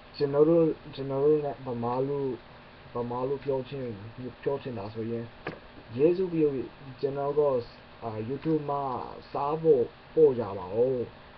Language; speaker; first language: Burmese; non-native, learner; English